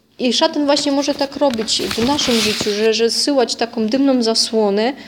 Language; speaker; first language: Polish; non-native, fluent; Russian